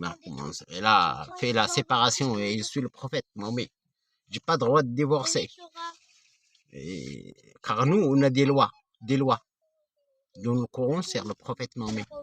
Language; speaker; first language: French; non-native, fluent; Arabic